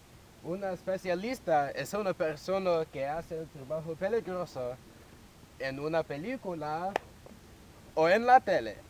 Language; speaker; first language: Spanish; non-native, learner; English